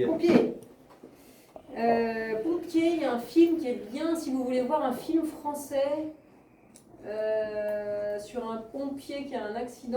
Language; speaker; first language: French; native; French